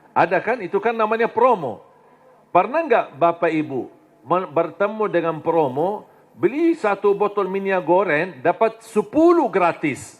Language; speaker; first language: Indonesian; non-native, fluent; Arabic